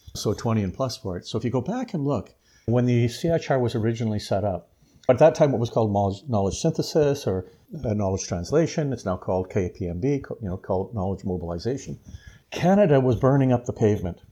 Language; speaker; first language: English; native; English